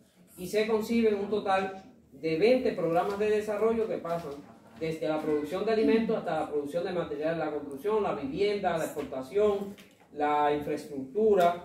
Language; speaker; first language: Spanish; native; Spanish